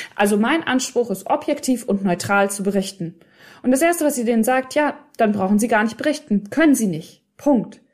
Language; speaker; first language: German; native; German